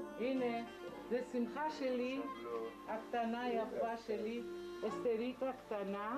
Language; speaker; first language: Hebrew; non-native, learner; Georgian